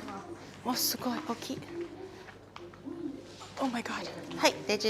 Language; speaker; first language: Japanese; non-native, learner; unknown